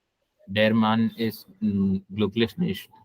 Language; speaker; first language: German; non-native, learner; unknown